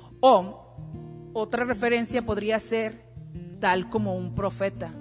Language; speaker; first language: Spanish; native; Spanish